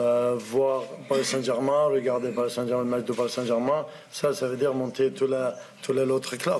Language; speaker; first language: French; non-native, learner; Arabic